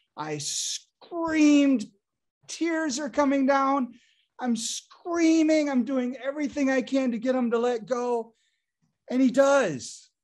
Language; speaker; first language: English; native; English